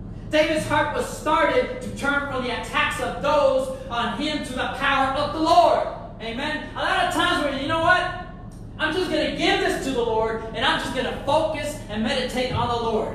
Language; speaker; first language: English; early bilingual, other home language; Spanish